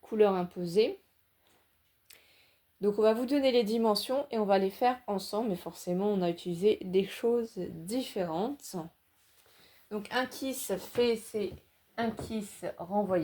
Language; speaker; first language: French; native; French